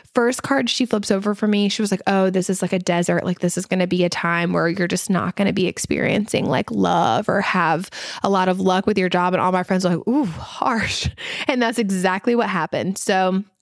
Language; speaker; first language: English; native; English